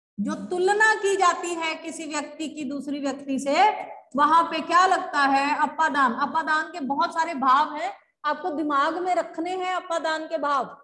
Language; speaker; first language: Hindi; native; Hindi